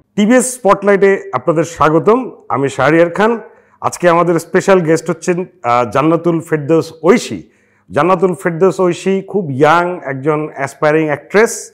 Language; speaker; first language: Bangla; native; Bangla